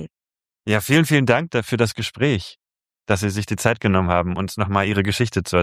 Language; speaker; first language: German; native; German